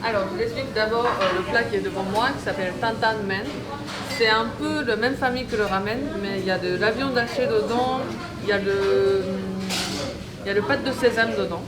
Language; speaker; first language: French; non-native, fluent; Japanese